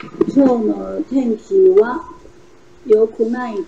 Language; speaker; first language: Japanese; non-native, learner; Chinese